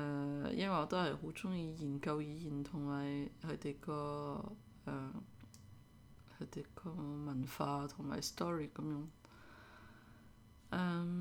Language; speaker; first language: Cantonese; early bilingual, heritage; Cantonese